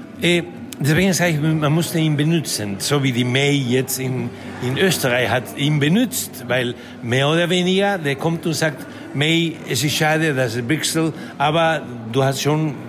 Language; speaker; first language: German; non-native, fluent; Spanish